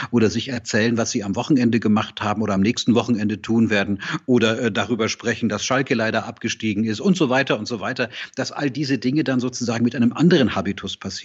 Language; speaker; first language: German; native; German